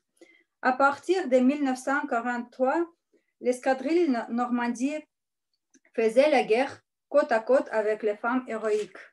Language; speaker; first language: French; non-native, learner; Russian